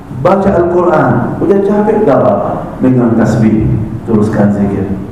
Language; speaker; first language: Malay; non-native, fluent; Arabic